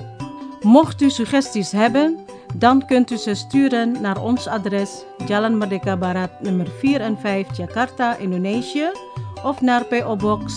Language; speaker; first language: Dutch; non-native, fluent; Indonesian